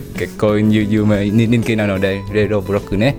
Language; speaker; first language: Japanese; non-native, learner; Vietnamese